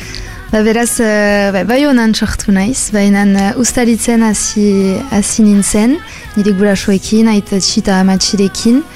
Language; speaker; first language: Basque; non-native, local second language; French